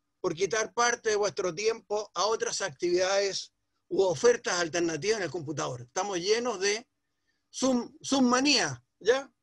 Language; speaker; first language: Spanish; early bilingual, other home language; Ladino